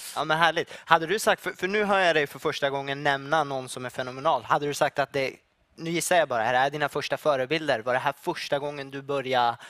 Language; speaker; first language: Swedish; native; Swedish